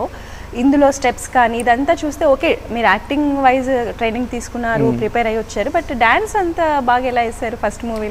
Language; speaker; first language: Telugu; native; Telugu